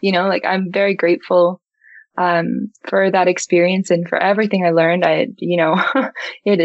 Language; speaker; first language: English; native; English